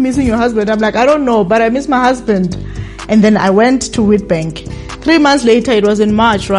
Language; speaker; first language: English; non-native, local second language; Tsonga